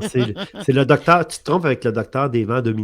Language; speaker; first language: French; native; French